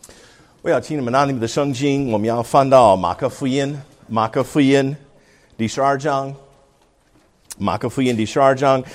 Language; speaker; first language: Chinese; non-native, fluent; English